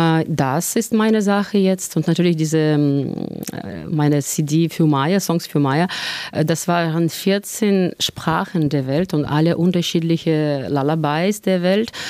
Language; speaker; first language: German; non-native, fluent; Russian